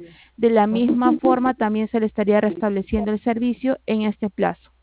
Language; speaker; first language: Spanish; native; Spanish